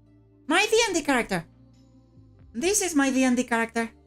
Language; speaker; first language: English; non-native, fluent; Spanish